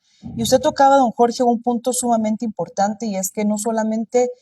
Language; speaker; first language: Spanish; native; Spanish